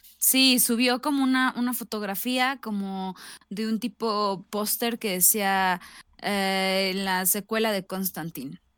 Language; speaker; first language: Spanish; native; Spanish